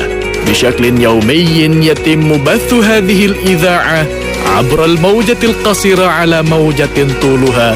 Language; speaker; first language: Arabic; non-native, fluent; Indonesian